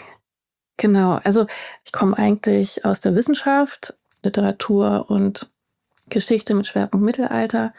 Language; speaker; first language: German; native; German